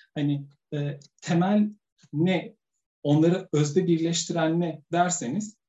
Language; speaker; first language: Turkish; native; Turkish